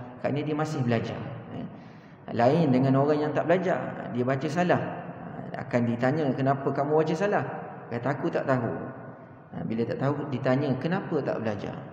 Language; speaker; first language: Malay; native; Malay